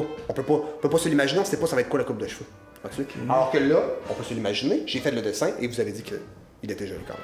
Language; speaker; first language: French; native; French